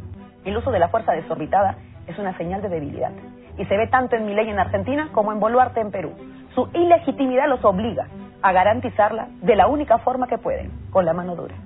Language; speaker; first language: Spanish; native; Spanish